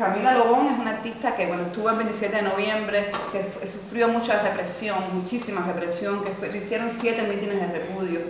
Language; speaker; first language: Spanish; native; Spanish